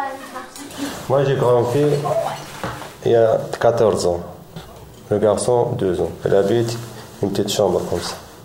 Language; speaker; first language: French; non-native, learner; Arabic